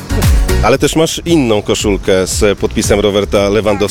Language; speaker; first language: Polish; native; Polish